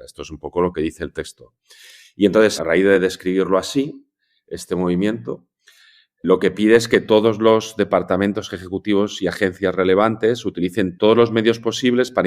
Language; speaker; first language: Spanish; native; Spanish